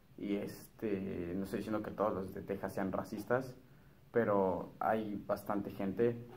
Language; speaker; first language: Spanish; native; Spanish